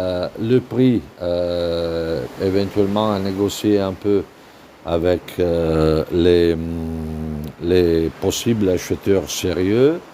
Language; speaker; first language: French; non-native, fluent; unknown